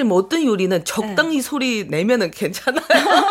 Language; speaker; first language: Korean; non-native, fluent; Chinese